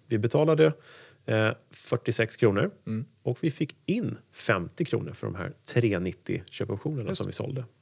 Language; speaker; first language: Swedish; native; Swedish